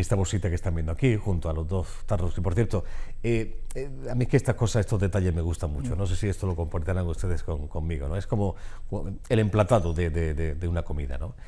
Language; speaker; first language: Spanish; native; Spanish